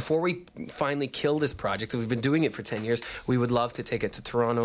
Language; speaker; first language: English; native; English